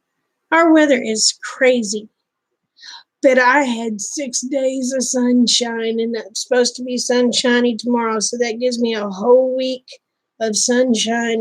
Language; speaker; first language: English; native; English